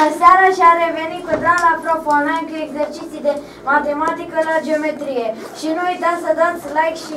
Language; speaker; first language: Romanian; native; Romanian